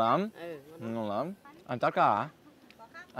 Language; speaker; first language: Vietnamese; non-native, learner; English